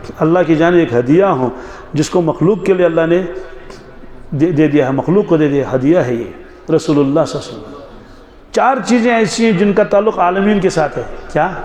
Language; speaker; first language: Urdu; non-native, local second language; Kashmiri